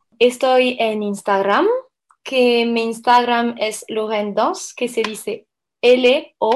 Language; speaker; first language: Spanish; non-native, fluent; French